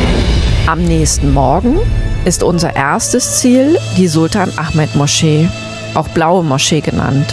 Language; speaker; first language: German; native; German